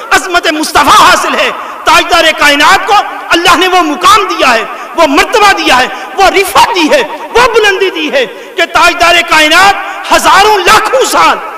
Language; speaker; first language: Urdu; non-native, local second language; Punjabi